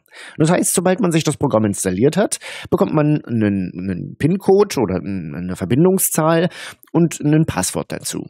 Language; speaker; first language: German; native; German